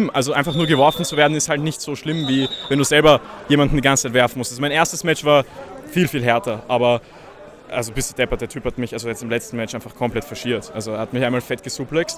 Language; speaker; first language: German; native; German